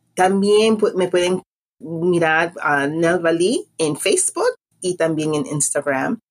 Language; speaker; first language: Spanish; native; Spanish